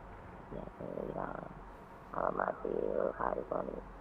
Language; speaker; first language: Arabic; non-native, learner; Indonesian